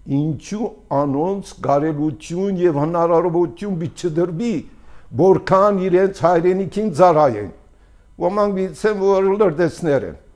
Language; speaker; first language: Armenian; early bilingual, heritage; Armenian